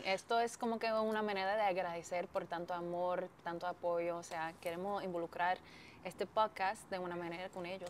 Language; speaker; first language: Spanish; non-native, fluent; English